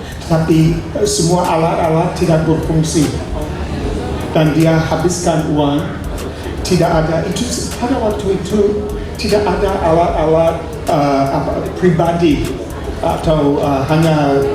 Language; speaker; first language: Indonesian; non-native, fluent; English